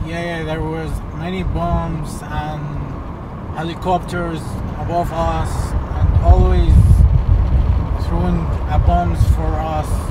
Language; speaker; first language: English; non-native, fluent; Arabic